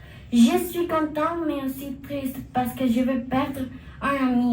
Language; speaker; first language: French; non-native, learner; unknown